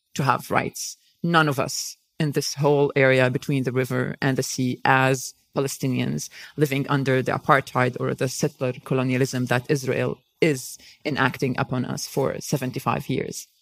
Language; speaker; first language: English; non-native, fluent; Hebrew